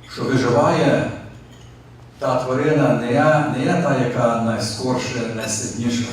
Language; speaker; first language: Ukrainian; early bilingual, heritage; Ukrainian